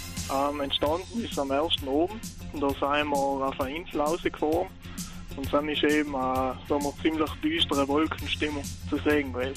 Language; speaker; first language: German; native; German